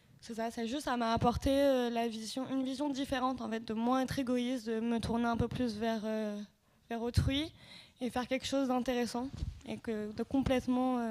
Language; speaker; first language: French; native; French